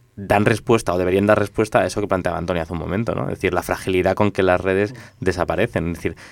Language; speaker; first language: Spanish; non-native, local second language; Catalan